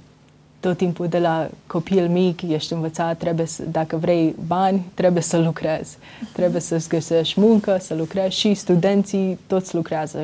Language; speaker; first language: Romanian; early bilingual, heritage; Romanian